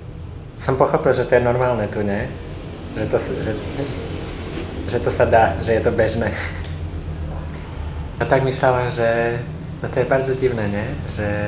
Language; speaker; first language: Polish; non-native, learner; Slovak